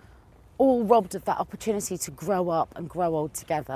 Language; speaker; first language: English; native; English